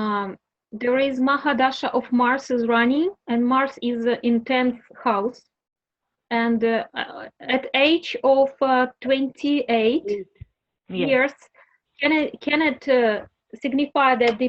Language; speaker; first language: English; non-native, learner; Russian